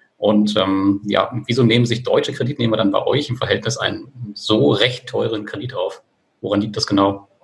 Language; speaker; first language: German; native; German